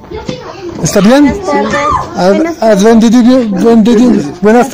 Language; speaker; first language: Spanish; non-native, learner; French